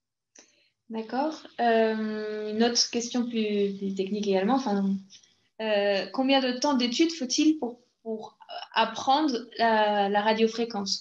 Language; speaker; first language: French; native; French